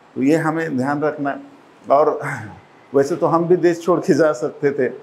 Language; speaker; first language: Hindi; non-native, local second language; Marathi